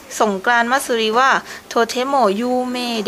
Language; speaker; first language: Japanese; non-native, learner; Thai